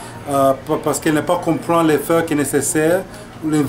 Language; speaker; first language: French; non-native, fluent; English